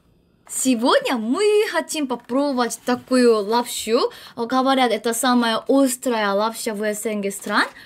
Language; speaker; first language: Russian; non-native, learner; Korean